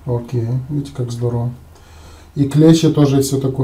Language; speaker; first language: Russian; native; Russian